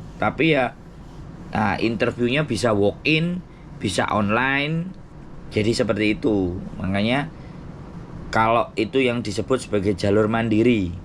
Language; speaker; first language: Indonesian; native; Indonesian